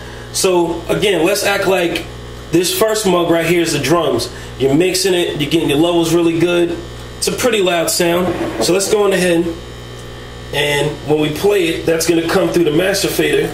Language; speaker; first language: English; native; English